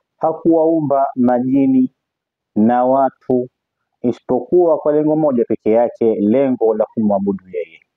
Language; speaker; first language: Swahili; native; Swahili